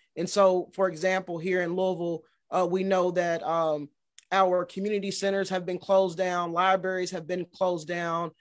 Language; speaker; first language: English; native; English